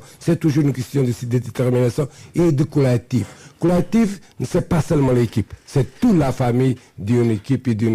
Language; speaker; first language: French; non-native, fluent; Portuguese